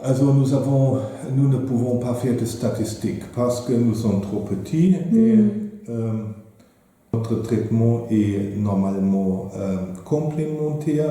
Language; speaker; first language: French; non-native, fluent; German